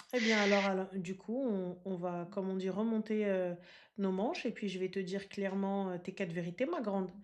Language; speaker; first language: French; native; French